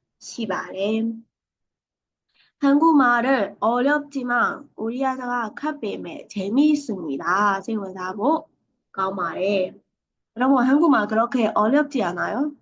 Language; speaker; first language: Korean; non-native, fluent; Burmese